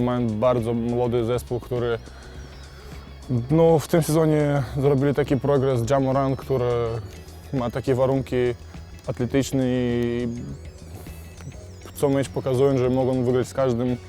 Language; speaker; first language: Polish; non-native, fluent; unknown